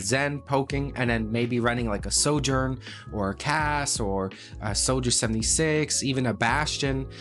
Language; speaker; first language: English; native; English